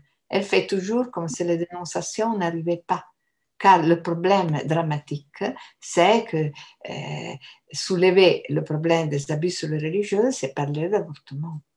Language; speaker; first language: French; non-native, fluent; Italian